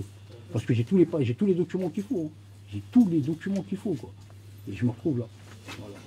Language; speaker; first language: French; early bilingual, other home language; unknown